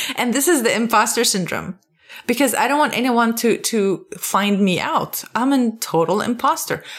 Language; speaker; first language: English; non-native, fluent; Arabic